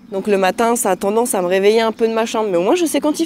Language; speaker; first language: French; native; French